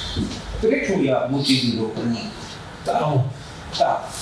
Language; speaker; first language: Slovak; non-native, learner; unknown